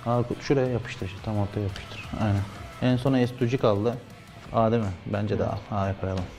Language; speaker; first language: Turkish; native; Turkish